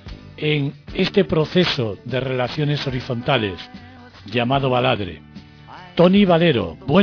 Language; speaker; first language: Spanish; native; Spanish